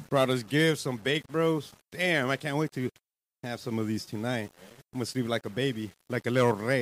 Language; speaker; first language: English; early bilingual, other home language; Spanish